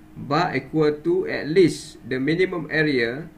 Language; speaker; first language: English; non-native, local second language; Malay